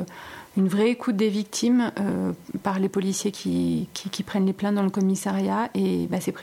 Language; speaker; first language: French; native; French